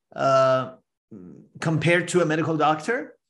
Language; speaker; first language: English; non-native, fluent; Persian